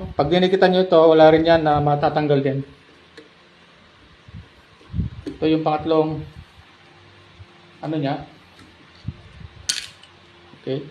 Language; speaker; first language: Filipino; native; Filipino